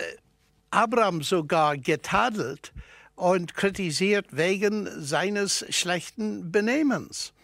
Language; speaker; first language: German; non-native, fluent; English